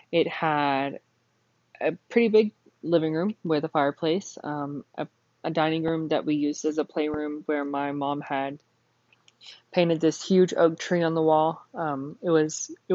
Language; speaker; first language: English; native; English